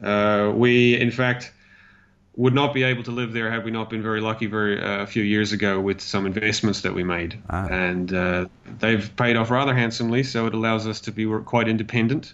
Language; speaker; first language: English; native; English